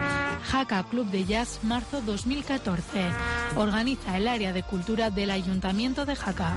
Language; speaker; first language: Spanish; native; Spanish